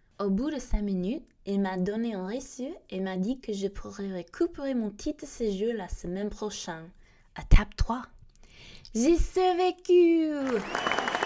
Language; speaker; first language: French; non-native, fluent; English